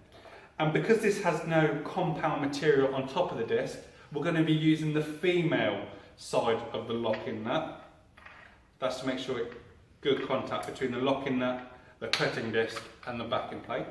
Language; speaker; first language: English; native; English